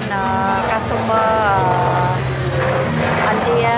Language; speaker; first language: English; non-native, learner; Khmer